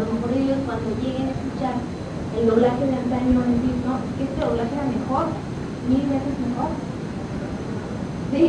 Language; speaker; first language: Spanish; native; Spanish